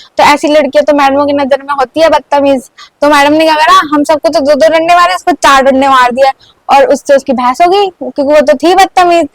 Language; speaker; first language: Hindi; non-native, local second language; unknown